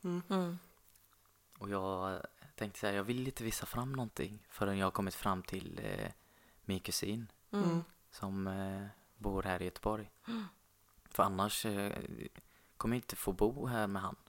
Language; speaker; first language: Swedish; non-native, fluent; Arabic